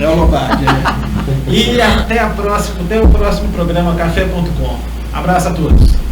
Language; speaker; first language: Portuguese; native; Portuguese